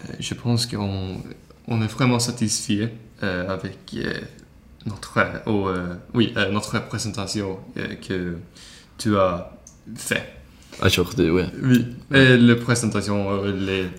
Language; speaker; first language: French; non-native, learner; Swedish